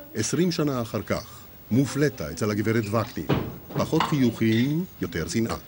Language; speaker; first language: Hebrew; native; Hebrew